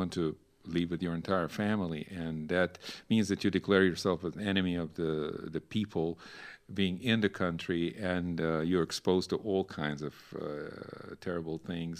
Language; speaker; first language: English; non-native, fluent; Ukrainian